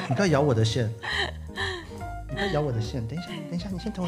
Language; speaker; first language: Chinese; native; Chinese